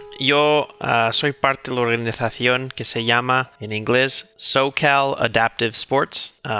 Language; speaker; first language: Spanish; non-native, local second language; Catalan